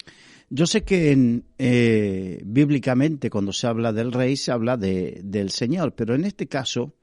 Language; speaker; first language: Spanish; native; Spanish